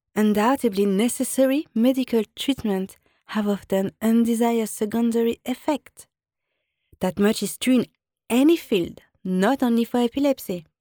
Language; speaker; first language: English; non-native, fluent; French